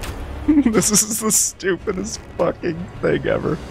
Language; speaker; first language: English; native; English